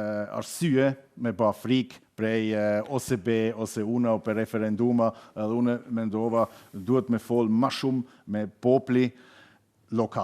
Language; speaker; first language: Albanian; non-native, learner; German